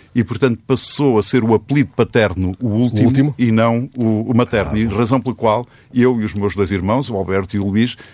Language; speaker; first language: Portuguese; native; Portuguese